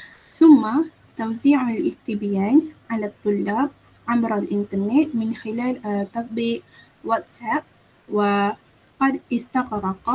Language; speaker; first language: Arabic; non-native, learner; Malay